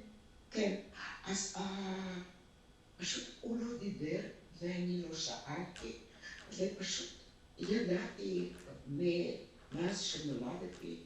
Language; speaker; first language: Hebrew; non-native, fluent; Russian